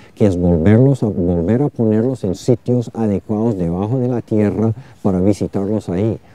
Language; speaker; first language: Spanish; non-native, fluent; English